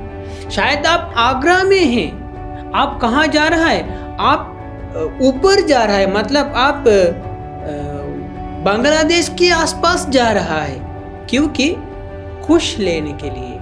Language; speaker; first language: Hindi; non-native, fluent; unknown